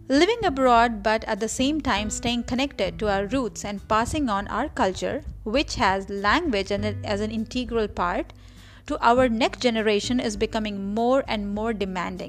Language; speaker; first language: English; non-native, local second language; Marathi